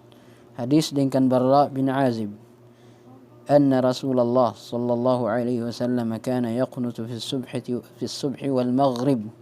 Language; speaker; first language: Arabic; non-native, fluent; Tausug